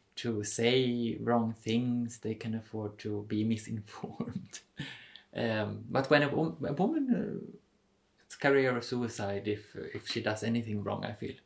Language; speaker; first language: English; non-native, fluent; Swedish